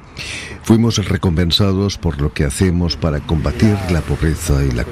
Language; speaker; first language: Spanish; native; Spanish